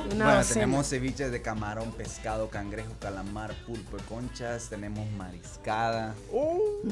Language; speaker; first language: Spanish; native; Spanish